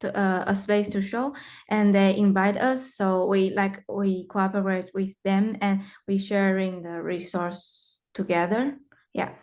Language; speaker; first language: English; non-native, fluent; Chinese